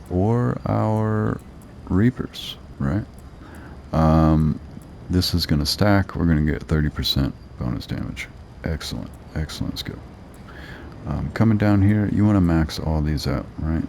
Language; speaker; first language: English; native; English